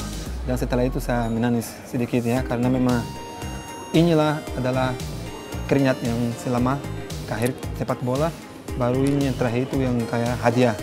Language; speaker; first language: Indonesian; non-native, fluent; Portuguese